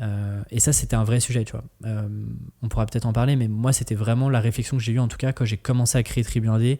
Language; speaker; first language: French; native; French